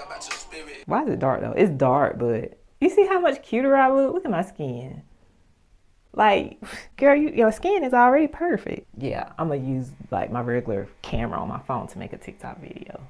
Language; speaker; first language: English; native; English